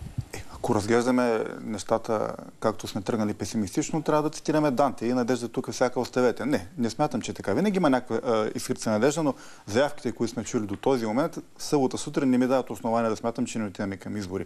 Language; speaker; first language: Bulgarian; native; Bulgarian